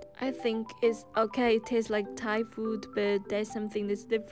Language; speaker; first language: English; non-native, fluent; Thai